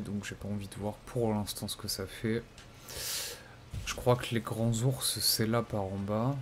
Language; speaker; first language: French; native; French